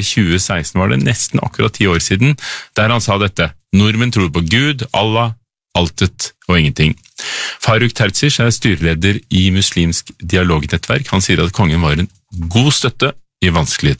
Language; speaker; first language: Norwegian; native; Norwegian